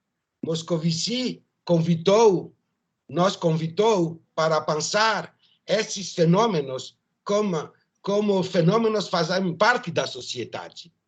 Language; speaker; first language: Portuguese; non-native, learner; French